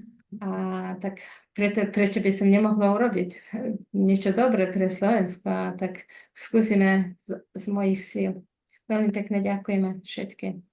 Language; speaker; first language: Slovak; non-native, fluent; Mongolian